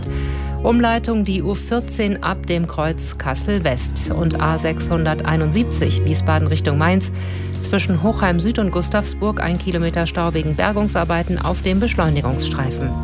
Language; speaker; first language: German; native; German